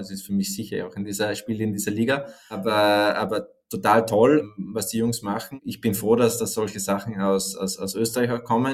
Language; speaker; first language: German; native; German